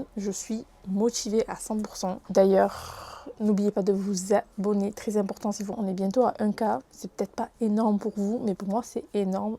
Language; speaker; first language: French; native; French